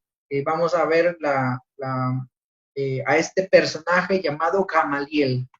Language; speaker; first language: Spanish; native; Spanish